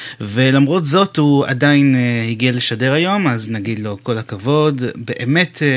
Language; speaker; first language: Hebrew; native; Hebrew